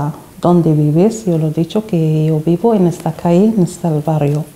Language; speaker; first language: Spanish; non-native, learner; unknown